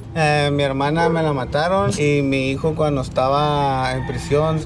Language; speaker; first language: Spanish; native; Spanish